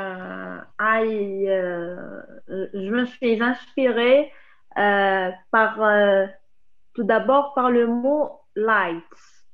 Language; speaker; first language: French; non-native, local second language; Arabic